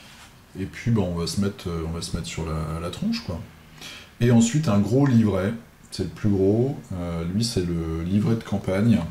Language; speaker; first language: French; native; French